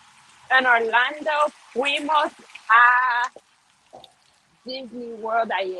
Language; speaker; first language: Spanish; non-native, learner; English